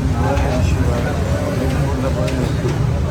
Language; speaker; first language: Turkish; non-native, learner; Urdu